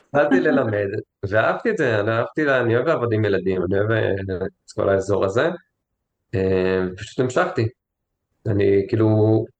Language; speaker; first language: Hebrew; native; Hebrew